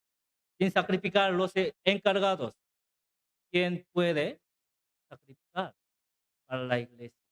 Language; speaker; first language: Spanish; non-native, learner; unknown